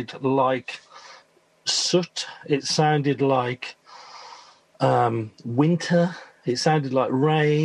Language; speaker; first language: English; native; English